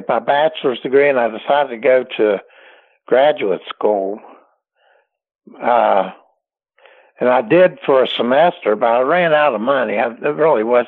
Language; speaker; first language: English; native; English